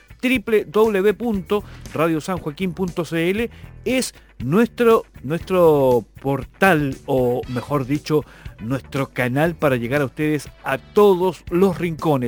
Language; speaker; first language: Spanish; native; Spanish